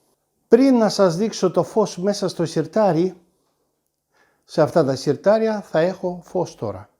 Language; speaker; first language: Greek; non-native, fluent; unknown